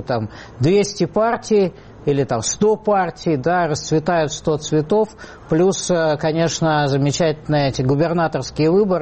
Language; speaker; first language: Russian; native; Russian